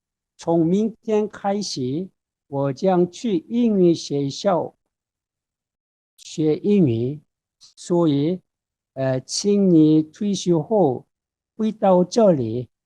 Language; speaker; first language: Chinese; non-native, fluent; Korean